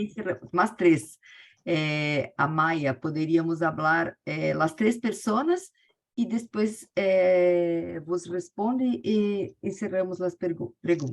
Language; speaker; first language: Spanish; non-native, learner; Portuguese